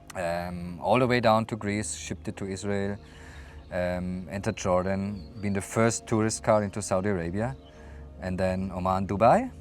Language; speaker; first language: English; non-native, fluent; German